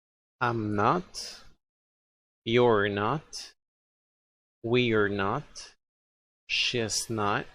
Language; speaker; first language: English; non-native, fluent; Spanish